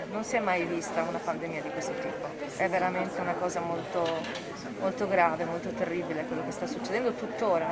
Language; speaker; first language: Italian; native; Italian